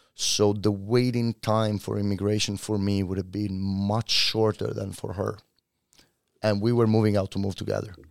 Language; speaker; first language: English; non-native, fluent; Italian